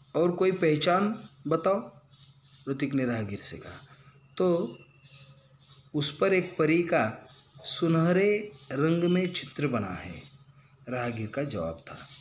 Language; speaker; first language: Hindi; non-native, local second language; Marathi